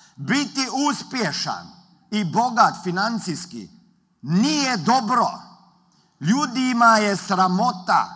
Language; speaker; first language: Croatian; native; Croatian